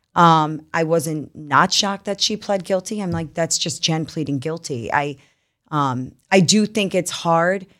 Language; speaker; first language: English; native; English